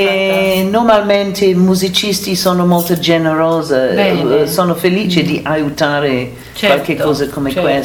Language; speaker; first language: Italian; non-native, learner; English